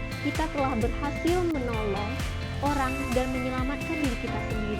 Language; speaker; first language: Indonesian; native; Indonesian